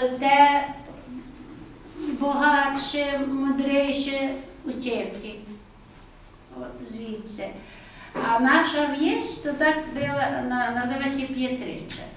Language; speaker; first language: Polish; non-native, local second language; Ukrainian